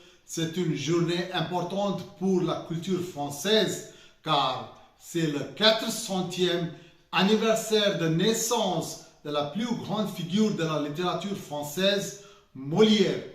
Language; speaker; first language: French; non-native, fluent; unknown